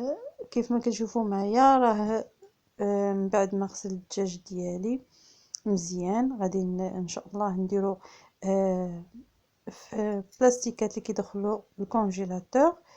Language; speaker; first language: Arabic; native; Arabic